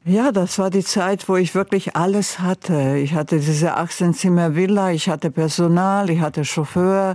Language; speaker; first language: German; non-native, fluent; Croatian